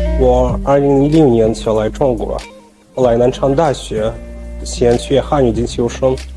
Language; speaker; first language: Chinese; non-native, fluent; Russian